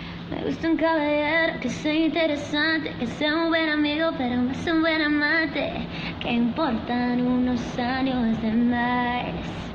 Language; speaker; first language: Spanish; early bilingual, heritage; Spanish